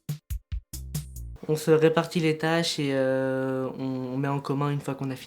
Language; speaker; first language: French; native; French